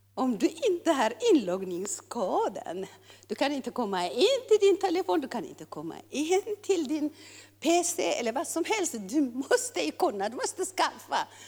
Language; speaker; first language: Swedish; non-native, fluent; Tigrinya